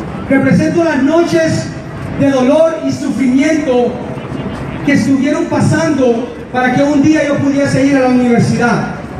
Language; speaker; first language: Spanish; early bilingual, heritage; Spanish